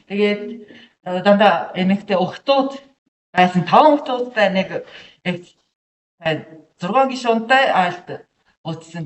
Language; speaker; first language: Mongolian; non-native, learner; Japanese